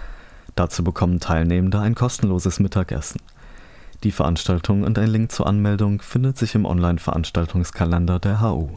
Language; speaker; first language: German; native; German